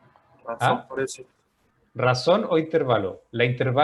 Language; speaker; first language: Spanish; native; Spanish